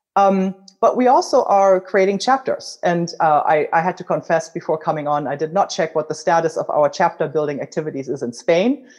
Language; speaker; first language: English; non-native, fluent; German